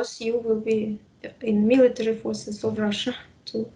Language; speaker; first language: English; non-native, fluent; Russian